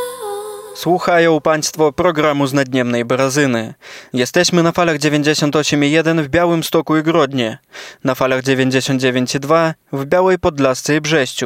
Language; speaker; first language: Polish; native; Polish